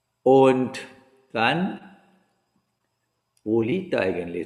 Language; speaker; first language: German; non-native, learner; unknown